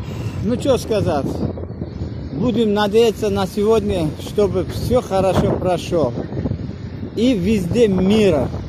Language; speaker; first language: Russian; non-native, learner; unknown